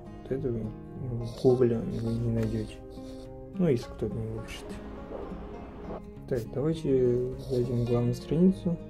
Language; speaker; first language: Russian; non-native, local second language; Kazakh